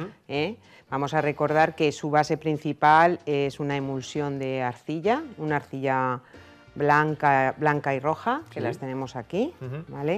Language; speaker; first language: Spanish; native; Spanish